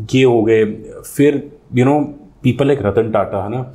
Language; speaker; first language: Hindi; native; Hindi